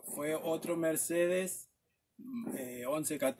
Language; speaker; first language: Portuguese; non-native, learner; Spanish